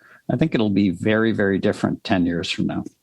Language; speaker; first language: English; native; English